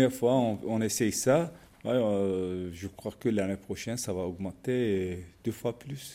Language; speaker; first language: French; non-native, fluent; Turkish